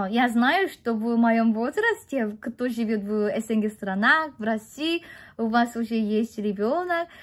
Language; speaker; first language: Russian; non-native, fluent; Korean